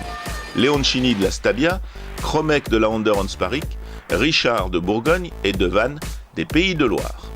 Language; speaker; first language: French; native; French